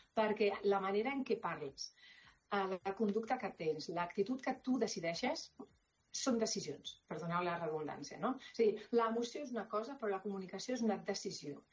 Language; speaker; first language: Catalan; non-native, local second language; Spanish